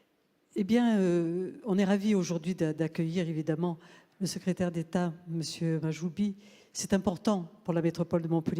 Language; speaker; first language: French; native; French